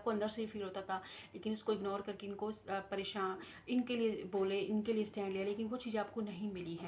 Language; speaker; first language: Hindi; native; Hindi